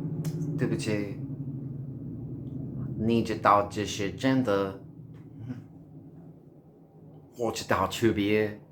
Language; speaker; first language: Chinese; non-native, learner; English